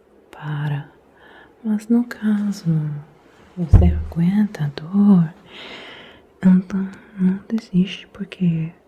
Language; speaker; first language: Portuguese; non-native, fluent; Italian